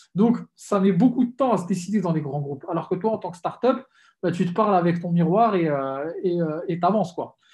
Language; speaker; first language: French; native; French